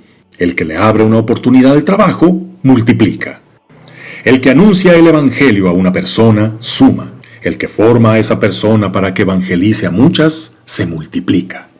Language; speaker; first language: Spanish; native; Spanish